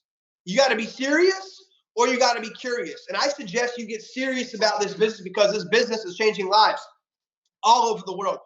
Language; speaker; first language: English; native; English